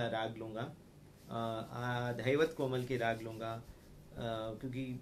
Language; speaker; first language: Hindi; non-native, local second language; Gujarati